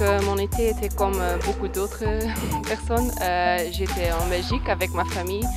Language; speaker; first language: French; non-native, local second language; Dutch